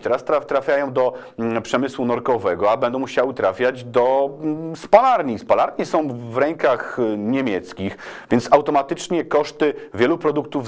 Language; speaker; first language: Polish; native; Polish